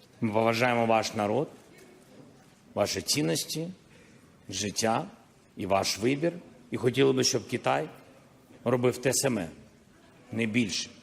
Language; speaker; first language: Ukrainian; non-native, local second language; Russian